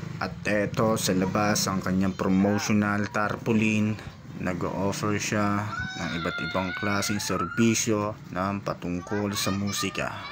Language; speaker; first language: Filipino; non-native, local second language; Bikol